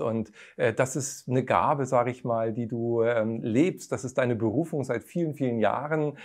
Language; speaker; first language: German; native; German